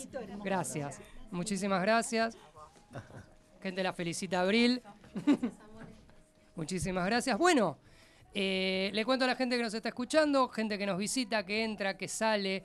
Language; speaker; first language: Spanish; native; Spanish